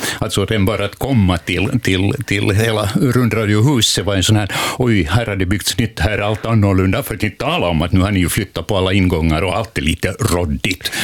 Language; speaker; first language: Swedish; native; Swedish